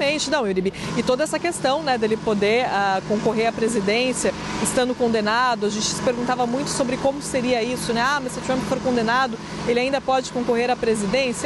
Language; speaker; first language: Portuguese; native; Portuguese